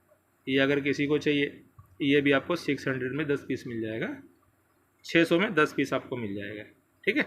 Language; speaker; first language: Hindi; native; Hindi